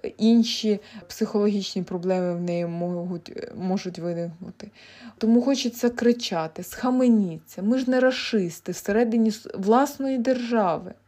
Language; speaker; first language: Ukrainian; native; Ukrainian